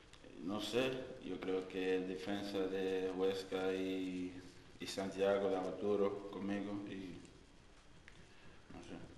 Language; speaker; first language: Spanish; non-native, learner; English